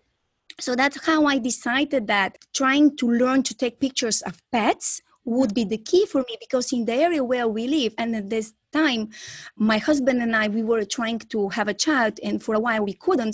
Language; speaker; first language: English; non-native, fluent; Bulgarian